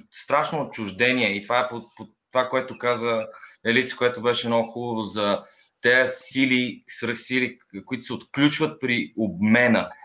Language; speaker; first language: Bulgarian; native; Bulgarian